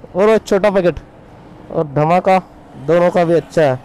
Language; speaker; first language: Hindi; non-native, local second language; Marathi